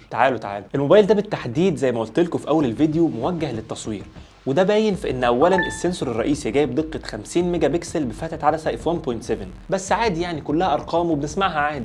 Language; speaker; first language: Arabic; native; Arabic